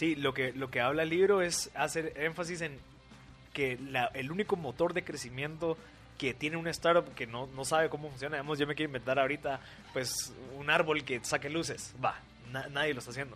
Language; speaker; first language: Spanish; native; Spanish